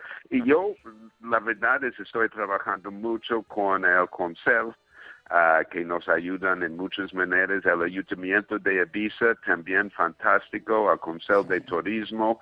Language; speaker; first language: Spanish; non-native, fluent; English